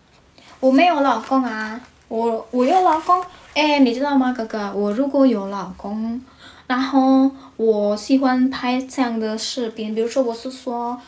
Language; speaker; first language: Chinese; non-native, learner; Indonesian